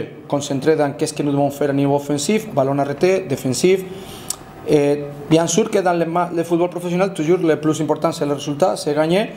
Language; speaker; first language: French; non-native, fluent; Spanish